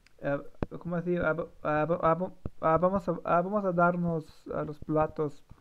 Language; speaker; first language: Spanish; non-native, learner; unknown